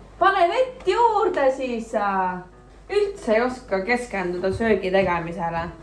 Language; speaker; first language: Estonian; native; Estonian